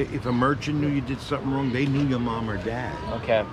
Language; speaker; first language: English; native; English